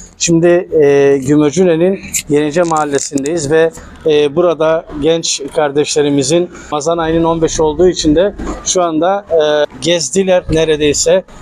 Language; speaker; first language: Turkish; native; Turkish